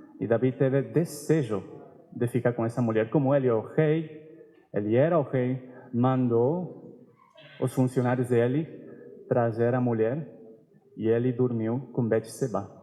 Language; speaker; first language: Portuguese; non-native, fluent; Spanish